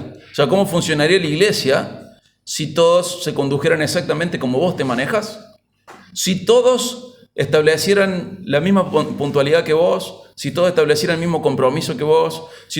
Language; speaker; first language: Spanish; native; Spanish